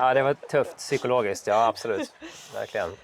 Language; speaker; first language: Swedish; native; Swedish